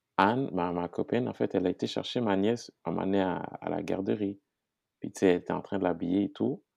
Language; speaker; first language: French; non-native, local second language; Haitian Creole